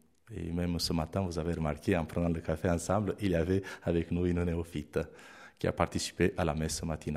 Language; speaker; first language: French; non-native, fluent; Romanian